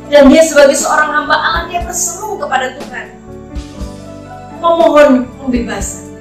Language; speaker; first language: Indonesian; native; Indonesian